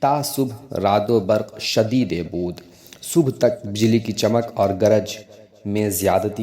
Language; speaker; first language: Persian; non-native, fluent; Urdu